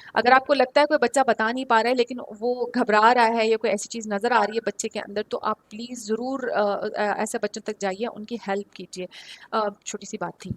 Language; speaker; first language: Urdu; native; Urdu